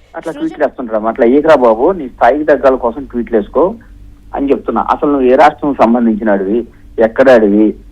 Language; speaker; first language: Telugu; native; Telugu